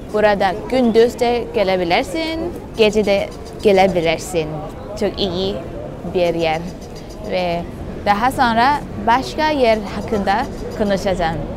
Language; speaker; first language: Turkish; non-native, learner; Thai